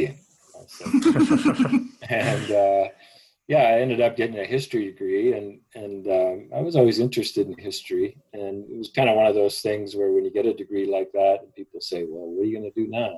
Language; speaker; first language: English; native; English